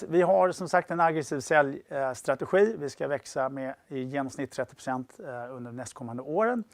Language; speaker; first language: Swedish; native; Swedish